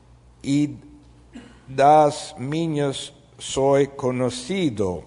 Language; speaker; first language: Portuguese; non-native, fluent; Spanish